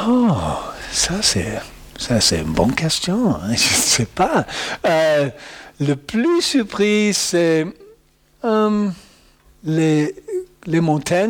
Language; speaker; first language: French; non-native, learner; English